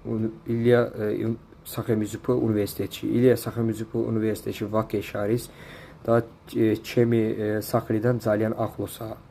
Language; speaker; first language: Georgian; non-native, learner; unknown